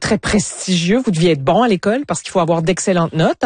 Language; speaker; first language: French; native; French